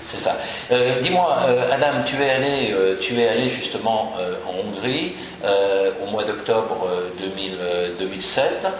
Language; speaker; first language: French; native; French